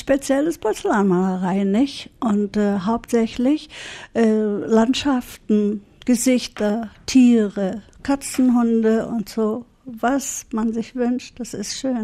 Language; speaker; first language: German; early bilingual, heritage; German